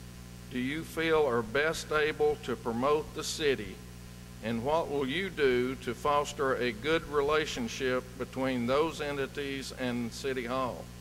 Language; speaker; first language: English; native; English